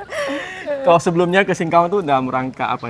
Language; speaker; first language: Indonesian; native; Indonesian